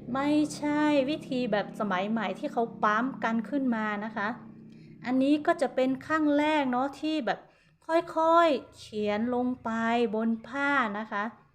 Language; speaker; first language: Thai; non-native, local second language; Hmong